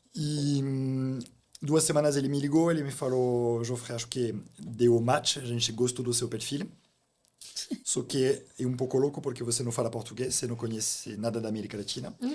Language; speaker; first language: Portuguese; non-native, fluent; French